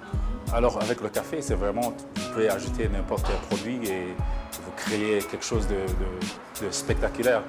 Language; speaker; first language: French; non-native, local second language; Kinyarwanda